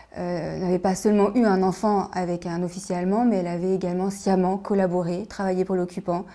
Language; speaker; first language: French; native; French